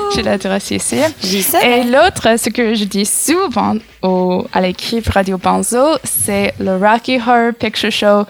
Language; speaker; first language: French; non-native, fluent; English